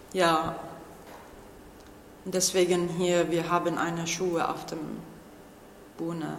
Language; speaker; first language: German; non-native, learner; Arabic